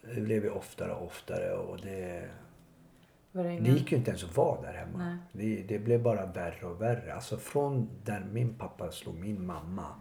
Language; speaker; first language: Swedish; native; Swedish